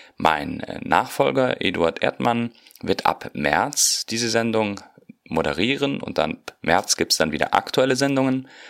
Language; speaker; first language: German; early bilingual, heritage; German